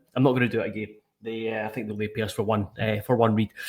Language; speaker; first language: English; native; English